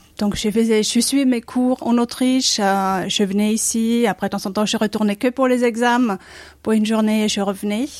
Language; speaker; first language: French; non-native, fluent; German